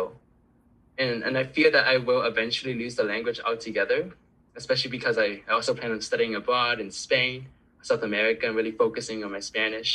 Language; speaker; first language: English; early bilingual, other home language; Cantonese